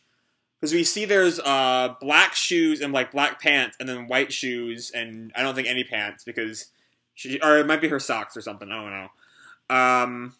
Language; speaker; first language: English; native; English